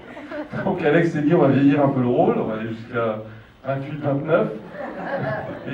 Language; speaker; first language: French; native; French